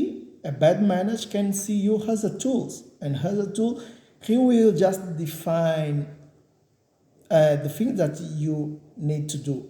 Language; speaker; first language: English; non-native, learner; Portuguese